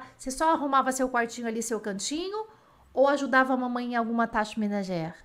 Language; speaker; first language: Portuguese; native; Portuguese